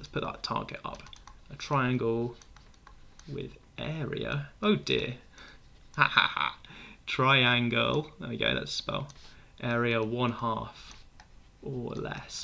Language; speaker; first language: English; native; English